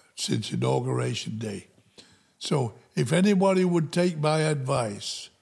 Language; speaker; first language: English; native; English